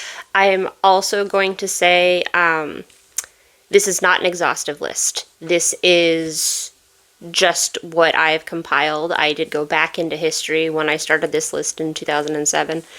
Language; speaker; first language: English; native; English